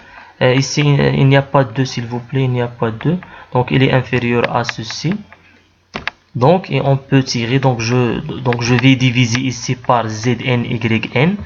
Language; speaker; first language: French; non-native, local second language; Arabic